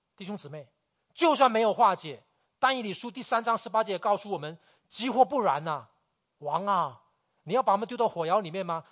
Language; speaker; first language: Chinese; native; Chinese